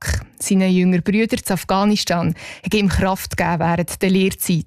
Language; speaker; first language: German; native; German